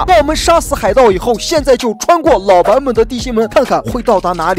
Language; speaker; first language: Chinese; native; Chinese